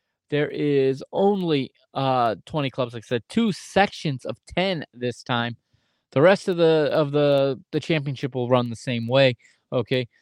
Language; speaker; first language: English; native; English